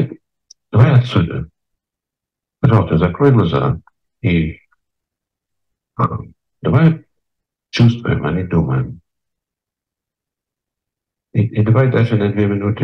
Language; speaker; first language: Russian; non-native, fluent; English